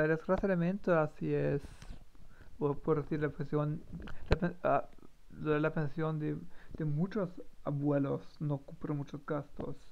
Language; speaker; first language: Spanish; non-native, learner; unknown